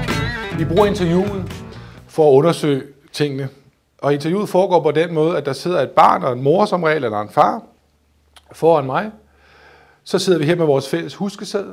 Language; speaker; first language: Danish; native; Danish